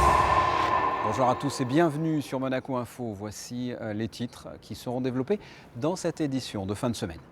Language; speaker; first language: French; native; French